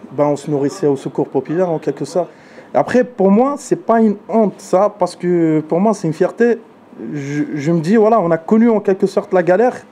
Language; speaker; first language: French; early bilingual, other home language; Arabic